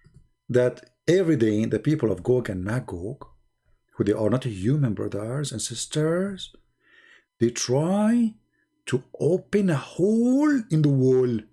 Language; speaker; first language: English; non-native, fluent; Arabic